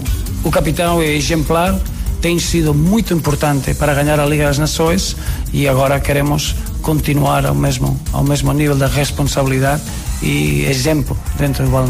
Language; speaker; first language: Portuguese; non-native, fluent; Spanish